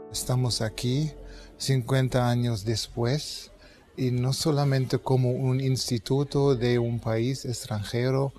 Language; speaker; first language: Spanish; non-native, fluent; German